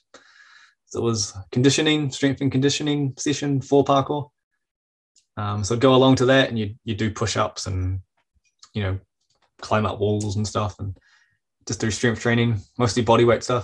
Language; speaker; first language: English; native; English